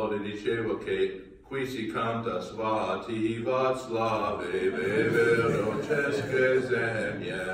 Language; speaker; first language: Italian; non-native, learner; English